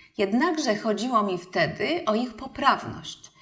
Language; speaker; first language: Polish; native; Polish